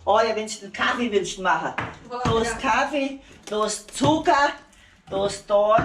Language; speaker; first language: German; early bilingual, heritage; Portuguese